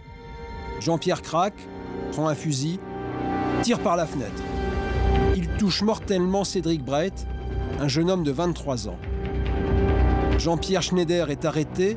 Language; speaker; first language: French; native; French